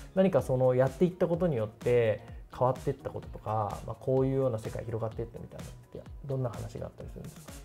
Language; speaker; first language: Japanese; native; Japanese